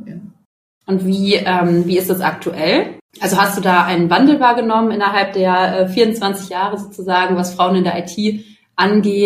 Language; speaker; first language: German; native; German